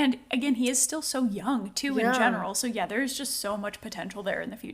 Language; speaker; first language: English; native; English